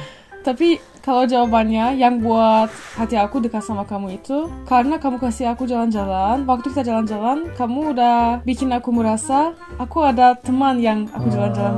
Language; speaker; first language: Indonesian; non-native, fluent; Turkish